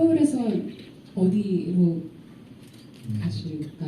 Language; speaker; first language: Korean; non-native, fluent; Filipino